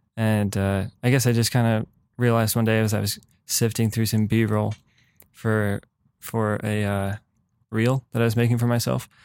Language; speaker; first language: English; native; English